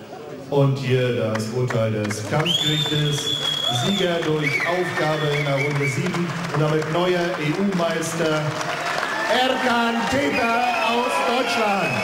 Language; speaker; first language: German; native; German